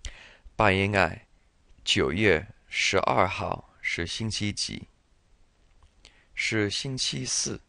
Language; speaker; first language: Chinese; non-native, fluent; English